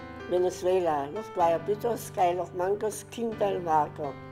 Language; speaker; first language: Spanish; non-native, fluent; German